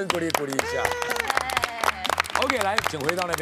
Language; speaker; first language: Chinese; native; Chinese